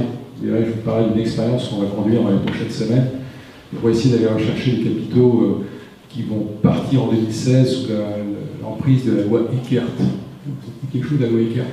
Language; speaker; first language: French; native; French